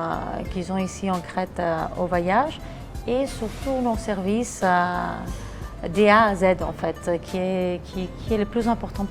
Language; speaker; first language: French; non-native, fluent; Greek